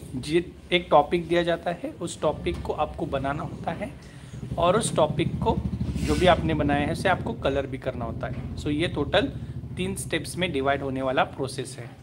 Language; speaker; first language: Hindi; non-native, local second language; Marathi